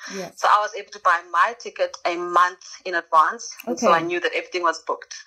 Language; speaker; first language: English; non-native, local second language; Zulu